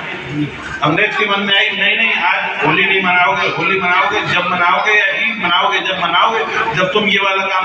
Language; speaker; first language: Hindi; native; Hindi